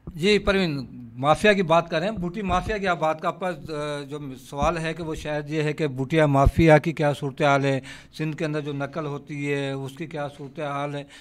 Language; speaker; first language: Urdu; native; Urdu